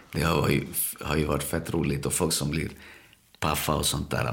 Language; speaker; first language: Swedish; early bilingual, other home language; Spanish